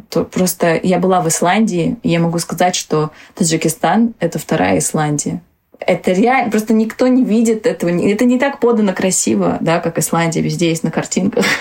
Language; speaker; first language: Russian; early bilingual, other home language; Tajik